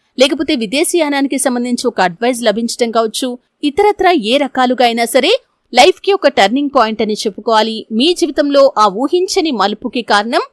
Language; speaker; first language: Telugu; native; Telugu